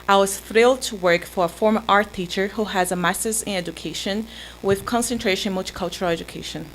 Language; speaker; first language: English; non-native, fluent; Portuguese